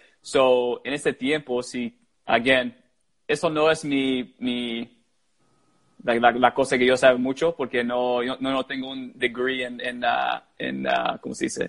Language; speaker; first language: Spanish; early bilingual, heritage; English